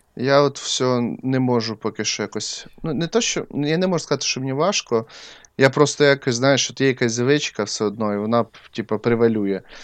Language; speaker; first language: Ukrainian; non-native, local second language; Russian